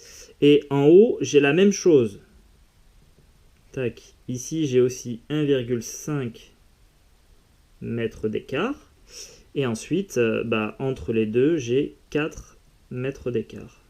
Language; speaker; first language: French; native; French